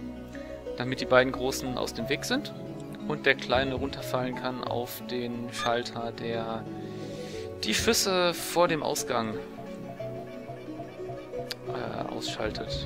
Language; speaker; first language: German; native; German